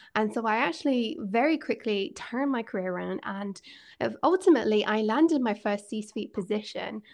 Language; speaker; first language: English; native; English